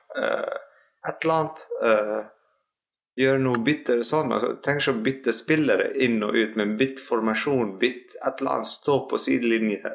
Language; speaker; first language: Norwegian; non-native, fluent; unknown